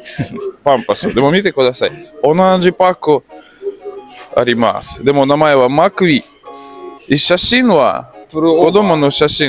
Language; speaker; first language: Japanese; non-native, learner; Russian